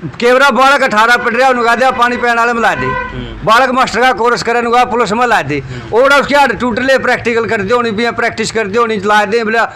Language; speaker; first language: Hindi; native; Hindi